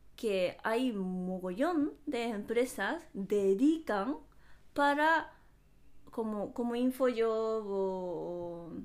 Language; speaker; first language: Spanish; non-native, fluent; Japanese